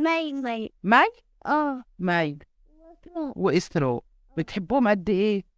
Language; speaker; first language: Arabic; native; Arabic